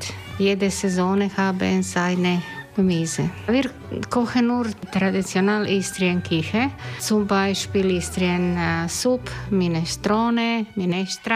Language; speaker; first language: German; non-native, learner; Croatian